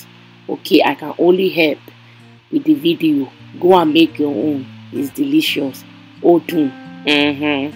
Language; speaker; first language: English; non-native, local second language; Yoruba